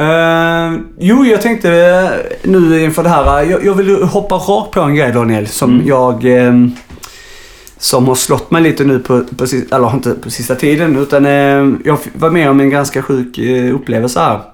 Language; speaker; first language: Swedish; native; Swedish